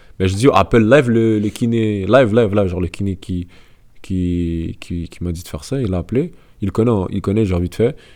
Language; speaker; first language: French; native; French